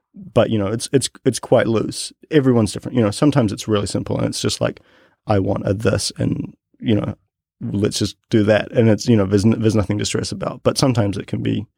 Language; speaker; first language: English; native; English